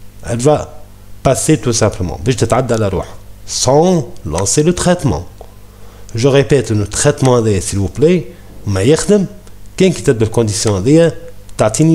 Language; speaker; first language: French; non-native, local second language; Arabic